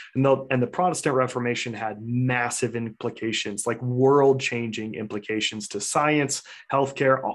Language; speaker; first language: English; native; English